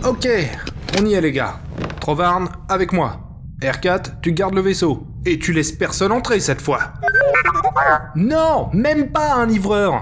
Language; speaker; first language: French; native; French